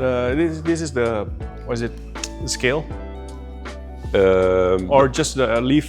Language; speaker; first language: English; non-native, fluent; Indonesian